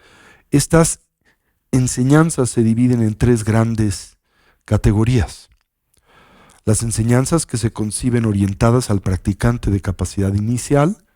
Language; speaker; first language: Spanish; native; Spanish